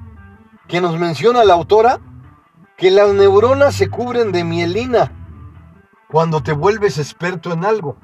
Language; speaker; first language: Spanish; native; Spanish